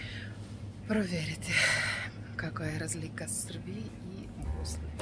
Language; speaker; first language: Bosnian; non-native, learner; Russian